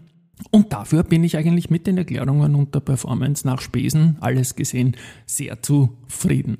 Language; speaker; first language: German; native; German